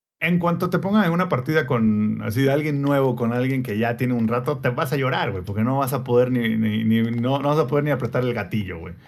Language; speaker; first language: Spanish; native; Spanish